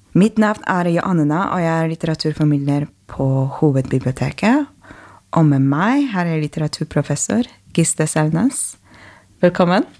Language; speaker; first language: Norwegian; non-native, fluent; Polish